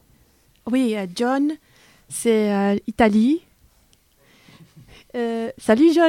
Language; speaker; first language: French; non-native, learner; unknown